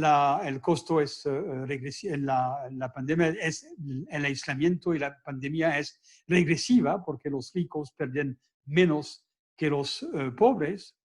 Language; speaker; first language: Spanish; non-native, fluent; French